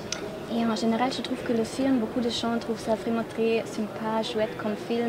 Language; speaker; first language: French; non-native, fluent; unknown